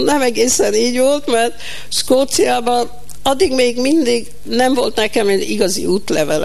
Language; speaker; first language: Hungarian; early bilingual, heritage; Hungarian